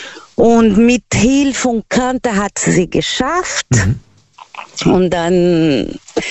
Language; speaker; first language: German; non-native, learner; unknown